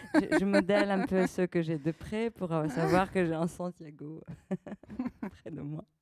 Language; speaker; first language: French; early bilingual, other home language; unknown